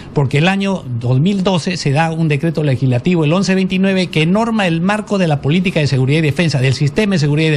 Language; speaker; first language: Spanish; native; Spanish